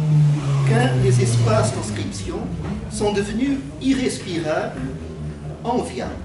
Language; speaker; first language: French; non-native, fluent; Portuguese